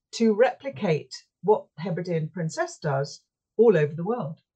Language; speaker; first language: English; native; English